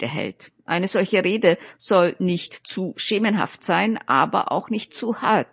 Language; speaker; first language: German; native; German